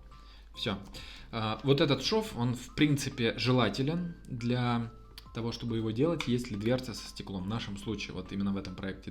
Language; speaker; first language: Russian; native; Russian